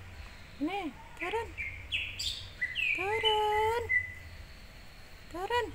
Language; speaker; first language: Indonesian; native; Indonesian